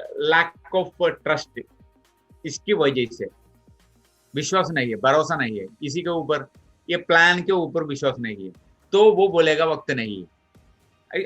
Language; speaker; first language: Hindi; non-native, local second language; Malayalam